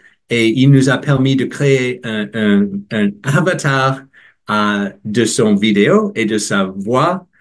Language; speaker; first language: French; non-native, learner; English